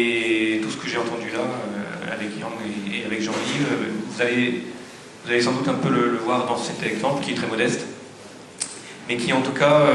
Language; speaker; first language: French; native; French